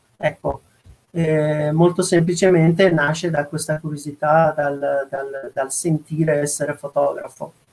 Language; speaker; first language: Italian; non-native, fluent; Persian